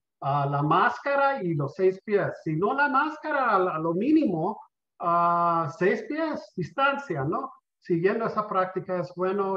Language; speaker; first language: Spanish; early bilingual, heritage; Spanish